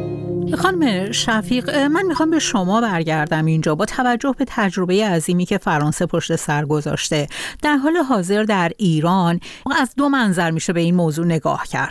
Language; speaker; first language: Persian; native; Persian